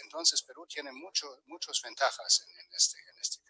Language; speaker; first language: Spanish; non-native, fluent; German